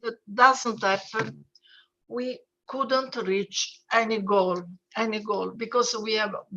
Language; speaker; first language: English; non-native, fluent; Italian